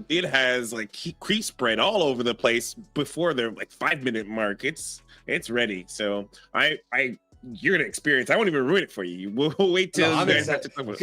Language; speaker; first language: English; native; English